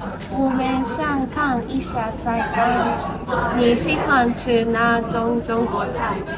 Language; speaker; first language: Chinese; non-native, learner; English